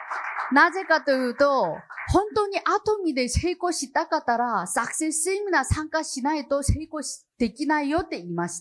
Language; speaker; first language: Japanese; non-native, fluent; Chinese